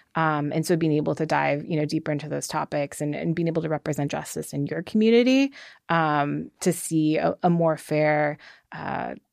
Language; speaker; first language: English; native; English